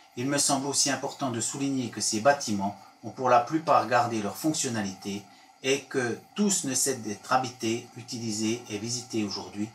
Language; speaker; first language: French; native; French